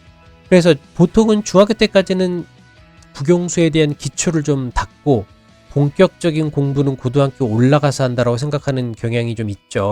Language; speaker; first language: Korean; native; Korean